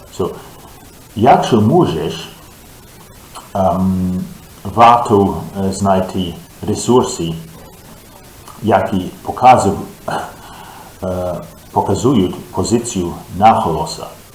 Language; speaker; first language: Ukrainian; non-native, learner; English